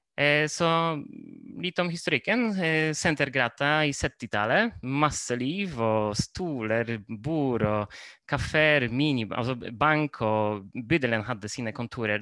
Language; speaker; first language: Norwegian; non-native, fluent; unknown